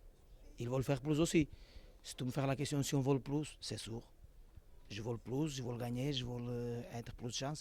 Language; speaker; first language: French; non-native, learner; Portuguese